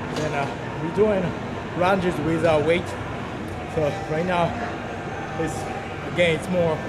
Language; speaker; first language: English; non-native, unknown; Japanese